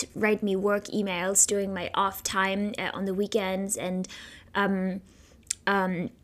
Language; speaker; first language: English; non-native, fluent; German